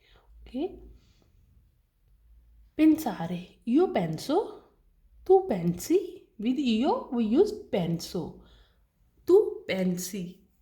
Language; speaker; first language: Italian; non-native, learner; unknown